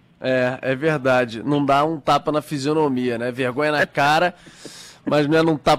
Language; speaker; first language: Portuguese; native; Portuguese